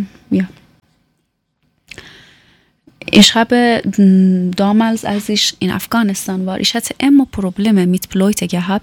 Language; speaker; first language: German; non-native, learner; Persian